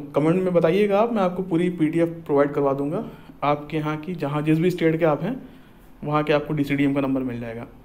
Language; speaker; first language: Hindi; native; Hindi